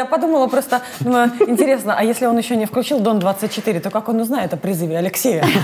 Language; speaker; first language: Russian; native; Russian